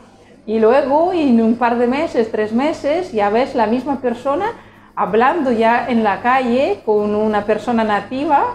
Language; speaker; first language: Spanish; non-native, fluent; Russian